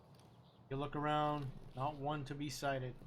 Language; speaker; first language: English; native; English